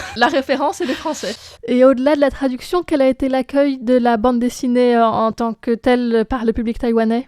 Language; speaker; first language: French; native; French